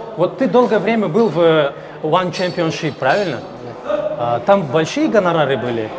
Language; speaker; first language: Russian; non-native, local second language; Tajik